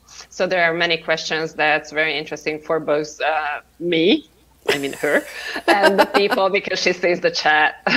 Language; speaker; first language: English; non-native, fluent; Hungarian